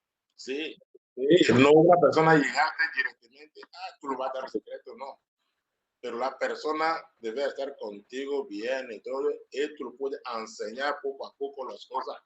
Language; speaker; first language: Spanish; non-native, learner; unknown